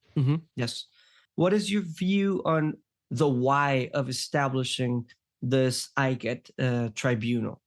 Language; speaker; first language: English; non-native, fluent; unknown